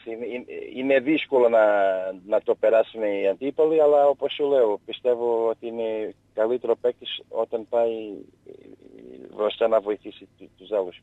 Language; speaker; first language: Greek; non-native, learner; Portuguese